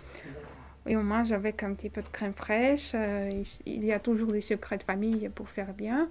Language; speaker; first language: French; non-native, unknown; Russian